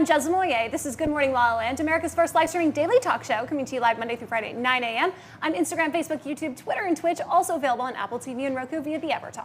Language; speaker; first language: English; native; English